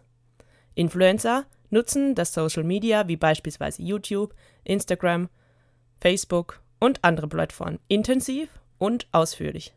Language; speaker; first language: German; native; German